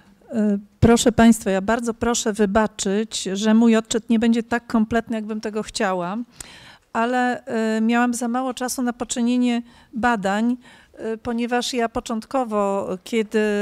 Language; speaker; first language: Polish; native; Polish